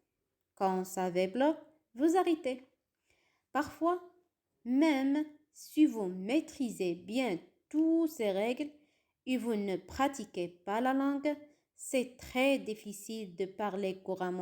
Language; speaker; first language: French; non-native, fluent; Arabic